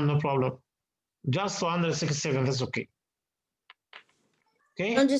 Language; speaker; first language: English; non-native, fluent; Arabic